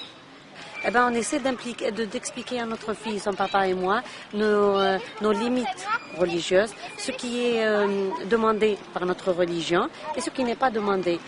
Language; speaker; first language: French; non-native, local second language; Arabic